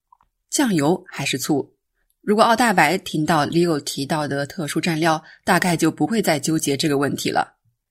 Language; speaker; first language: Chinese; native; Chinese